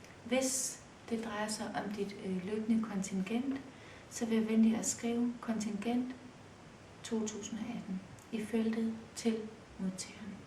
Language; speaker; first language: Danish; early bilingual, other home language; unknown